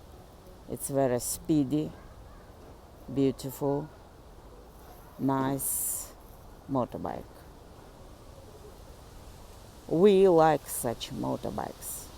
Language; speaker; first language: English; non-native, learner; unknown